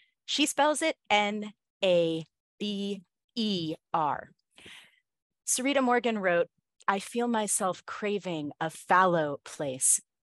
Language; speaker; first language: English; native; English